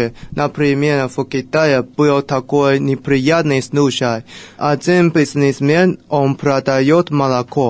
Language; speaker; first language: Russian; non-native, fluent; Chinese